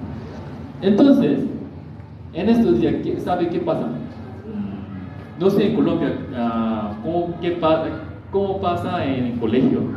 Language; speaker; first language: Spanish; non-native, learner; Korean